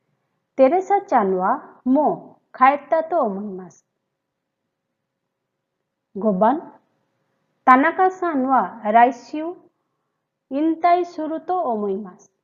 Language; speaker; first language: Japanese; non-native, fluent; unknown